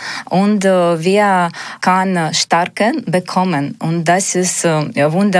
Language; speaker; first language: German; non-native, learner; Ukrainian